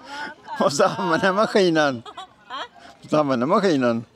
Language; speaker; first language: Swedish; native; Swedish